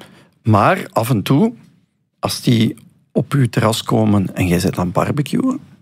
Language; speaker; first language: Dutch; native; Dutch